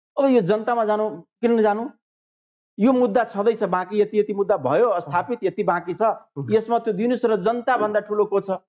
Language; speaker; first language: Nepali; non-native, local second language; Maithili